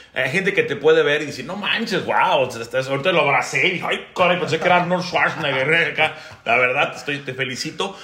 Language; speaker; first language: Spanish; native; Spanish